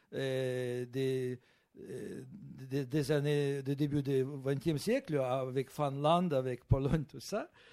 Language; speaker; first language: French; non-native, fluent; Russian